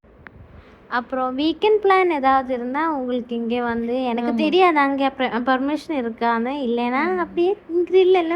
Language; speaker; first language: Tamil; non-native, learner; Malayalam